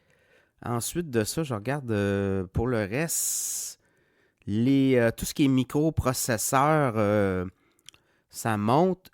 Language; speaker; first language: French; native; French